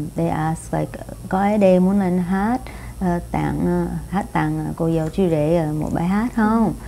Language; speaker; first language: Vietnamese; non-native, fluent; Spanish